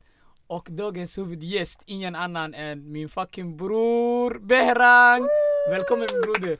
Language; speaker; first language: Swedish; non-native, fluent; Somali